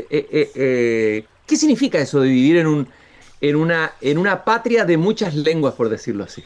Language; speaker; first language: Spanish; native; Spanish